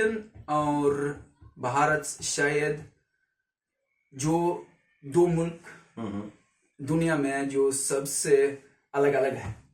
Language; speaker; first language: Hindi; non-native, learner; Swedish